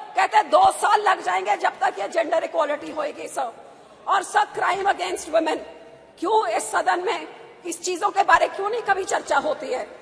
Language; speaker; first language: Hindi; non-native, local second language; Punjabi